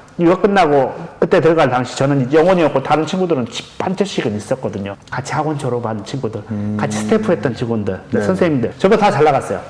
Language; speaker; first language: Korean; native; Korean